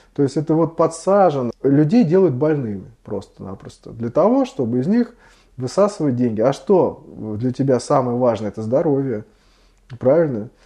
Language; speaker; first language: Russian; native; Russian